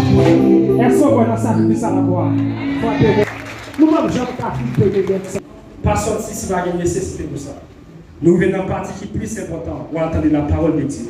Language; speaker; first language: French; non-native, learner; Haitian Creole